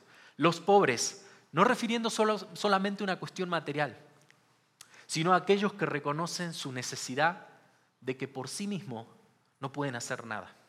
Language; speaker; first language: Spanish; native; Spanish